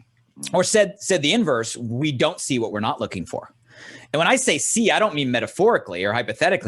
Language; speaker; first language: English; native; English